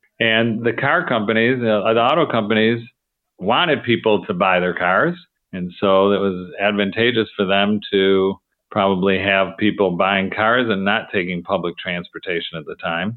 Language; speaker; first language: English; native; English